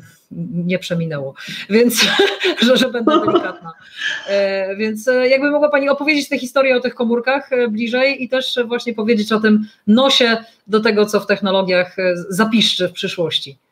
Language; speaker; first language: Polish; native; Polish